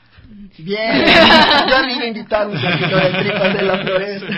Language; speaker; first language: Spanish; native; Spanish